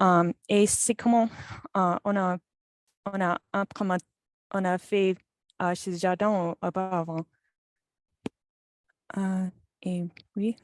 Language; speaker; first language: French; non-native, fluent; English